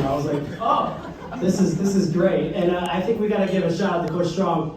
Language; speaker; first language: English; native; English